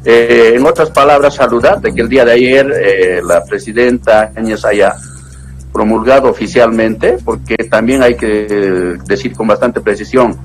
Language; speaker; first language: Spanish; native; Spanish